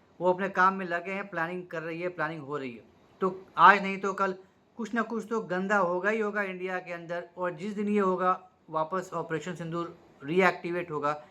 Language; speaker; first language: Hindi; native; Hindi